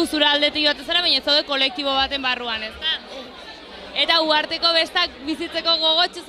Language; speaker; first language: Basque; native; Basque